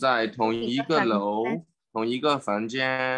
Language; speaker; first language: Chinese; non-native, learner; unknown